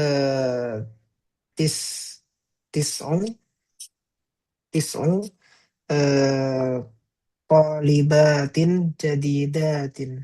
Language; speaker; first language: Arabic; non-native, learner; Indonesian